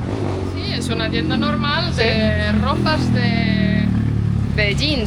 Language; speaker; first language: Spanish; non-native, fluent; Estonian